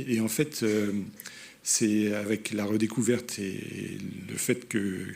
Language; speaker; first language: French; native; French